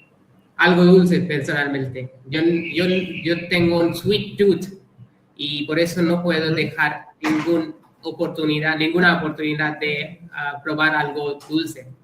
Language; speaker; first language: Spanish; non-native, fluent; Hindi